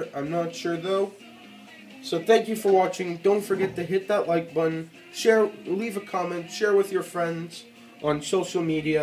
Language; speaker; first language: English; native; English